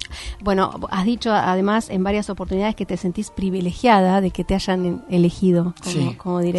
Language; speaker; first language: Spanish; native; Spanish